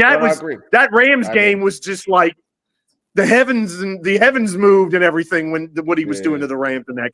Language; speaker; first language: English; native; English